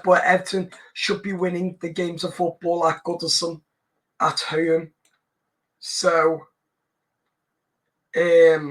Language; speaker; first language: English; native; English